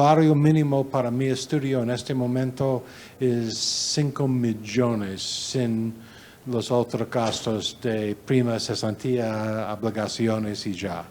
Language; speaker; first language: Spanish; non-native, learner; English